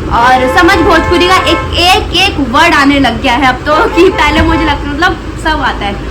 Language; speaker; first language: Hindi; non-native, local second language; Maithili